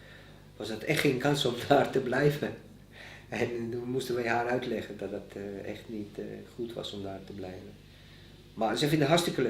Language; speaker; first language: Dutch; non-native, fluent; Bosnian